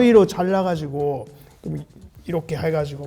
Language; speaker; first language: Korean; non-native, fluent; Japanese